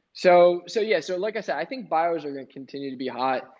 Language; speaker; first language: English; native; English